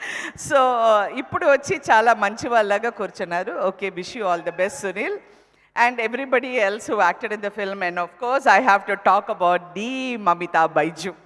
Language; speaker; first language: Telugu; non-native, fluent; Tamil